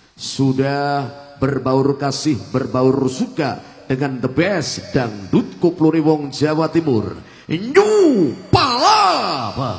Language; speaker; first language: Indonesian; non-native, local second language; Javanese